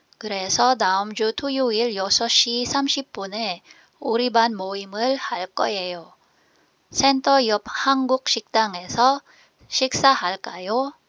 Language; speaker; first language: Korean; non-native, fluent; Filipino